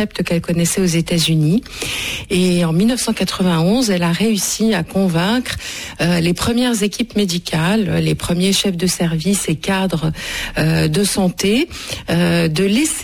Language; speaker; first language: French; native; French